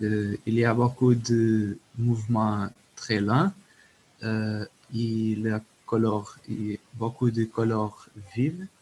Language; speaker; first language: French; non-native, learner; Portuguese